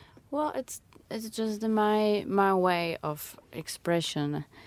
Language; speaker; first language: English; non-native, fluent; Slovak